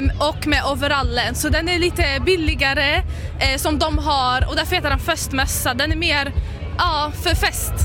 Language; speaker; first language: Swedish; early bilingual, other home language; Arabic